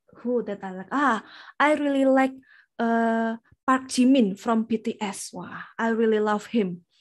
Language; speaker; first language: English; non-native, fluent; Indonesian